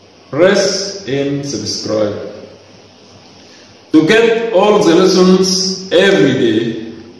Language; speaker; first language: English; non-native, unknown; Arabic